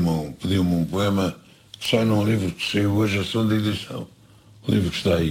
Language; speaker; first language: Portuguese; native; Portuguese